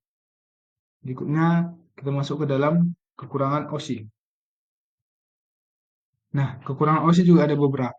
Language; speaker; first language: Indonesian; native; Indonesian